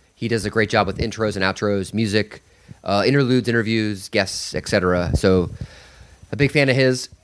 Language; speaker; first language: English; native; English